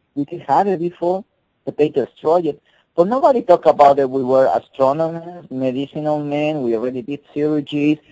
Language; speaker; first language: English; non-native, fluent; Spanish